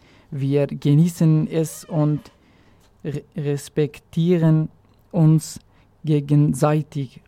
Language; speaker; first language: German; non-native, local second language; Arabic